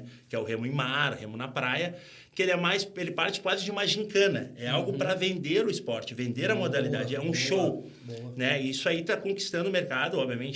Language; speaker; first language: Portuguese; native; Portuguese